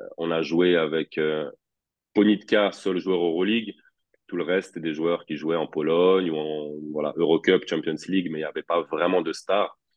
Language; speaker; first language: French; native; French